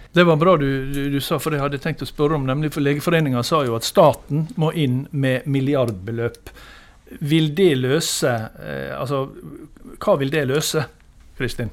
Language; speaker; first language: Norwegian; native; Norwegian